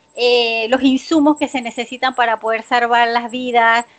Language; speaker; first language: Spanish; native; Spanish